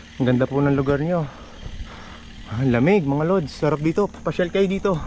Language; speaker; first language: Filipino; native; Filipino